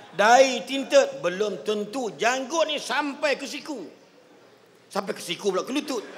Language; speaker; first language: Malay; native; Malay